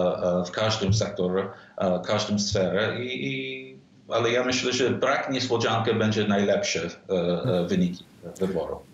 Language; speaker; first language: Polish; non-native, fluent; English